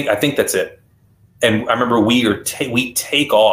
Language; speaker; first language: English; native; English